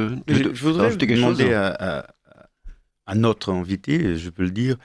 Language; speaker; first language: French; non-native, fluent; Portuguese